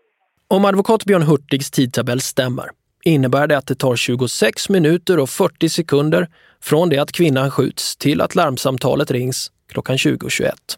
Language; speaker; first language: Swedish; native; Swedish